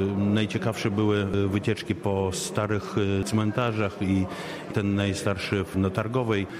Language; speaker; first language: Polish; early bilingual, heritage; Polish